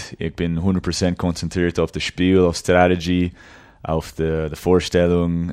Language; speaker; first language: German; early bilingual, heritage; English